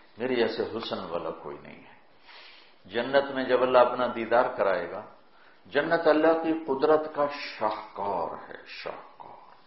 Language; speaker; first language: Urdu; non-native, local second language; Punjabi